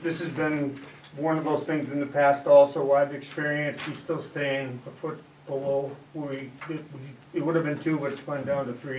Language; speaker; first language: English; native; English